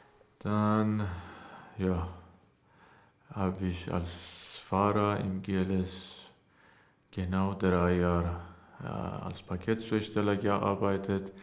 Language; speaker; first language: German; non-native, learner; Persian